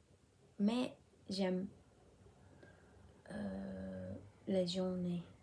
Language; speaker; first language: French; non-native, learner; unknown